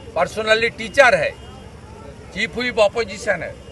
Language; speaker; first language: Hindi; non-native, local second language; Bangla